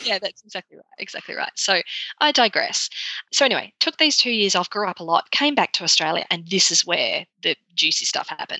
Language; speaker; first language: English; native; English